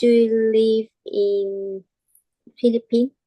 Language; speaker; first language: English; non-native, learner; Vietnamese